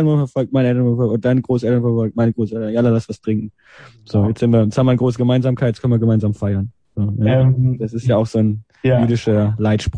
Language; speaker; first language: German; early bilingual, other home language; Hebrew